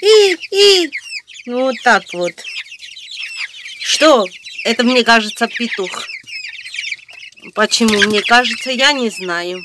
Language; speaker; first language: Russian; non-native, fluent; Armenian